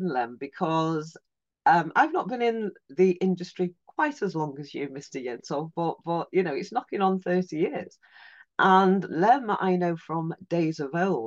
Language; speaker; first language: English; native; English